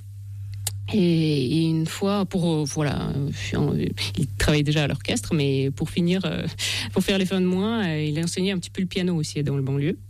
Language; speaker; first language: French; non-native, fluent; Russian